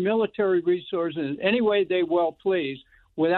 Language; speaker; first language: English; native; English